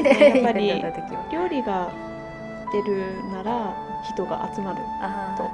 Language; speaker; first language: Japanese; non-native, fluent; English